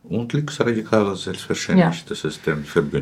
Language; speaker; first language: German; non-native, fluent; Russian